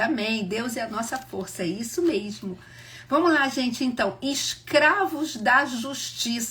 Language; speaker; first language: Portuguese; native; Portuguese